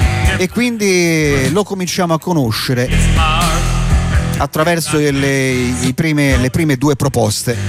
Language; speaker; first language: Italian; native; Italian